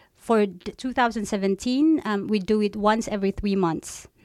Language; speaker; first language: English; non-native, local second language; Cebuano